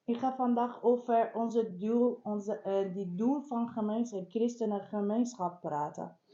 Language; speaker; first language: Dutch; non-native, learner; Persian